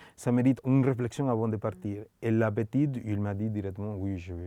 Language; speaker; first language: French; non-native, learner; Spanish